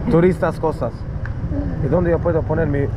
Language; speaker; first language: Spanish; non-native, learner; Swedish